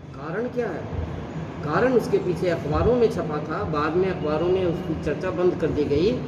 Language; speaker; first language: Hindi; native; Hindi